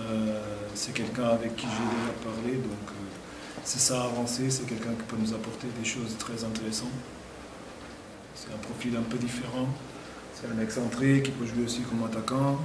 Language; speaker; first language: French; non-native, fluent; Portuguese